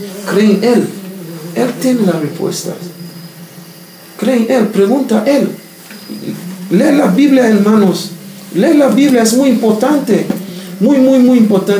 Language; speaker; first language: Spanish; non-native, learner; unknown